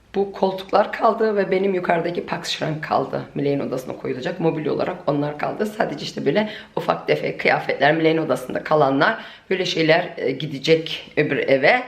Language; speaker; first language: Turkish; early bilingual, heritage; Turkish